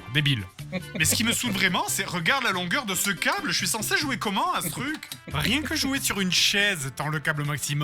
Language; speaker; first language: French; native; French